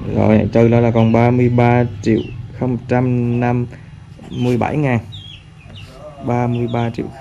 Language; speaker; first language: Vietnamese; native; Vietnamese